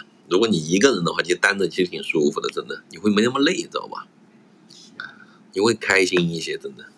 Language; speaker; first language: Chinese; native; Chinese